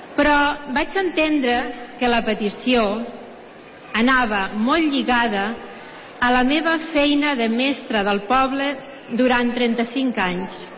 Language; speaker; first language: Catalan; native; Catalan